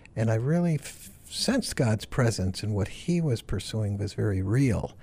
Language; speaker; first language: English; native; English